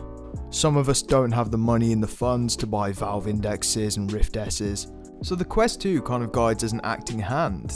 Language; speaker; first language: English; native; English